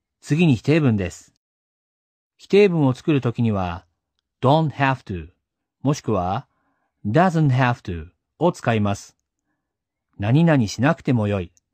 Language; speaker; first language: Japanese; native; Japanese